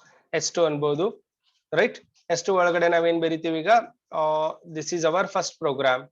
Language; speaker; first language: Kannada; native; Kannada